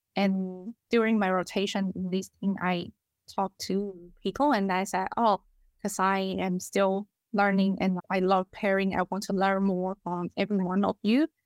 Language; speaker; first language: English; non-native, fluent; Chinese